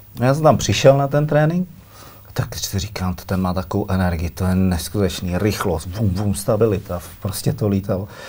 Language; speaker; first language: Czech; native; Czech